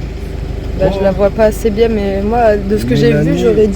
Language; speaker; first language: French; native; French